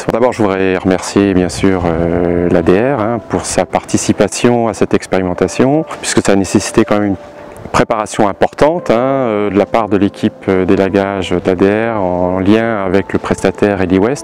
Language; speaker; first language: French; native; French